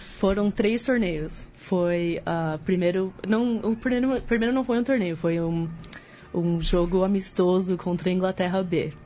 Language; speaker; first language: Portuguese; early bilingual, heritage; Portuguese